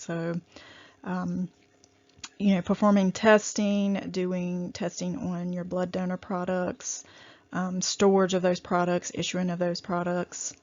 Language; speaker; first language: English; native; English